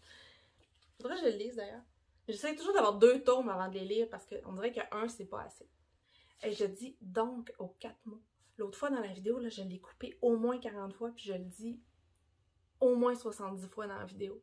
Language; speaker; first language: French; native; French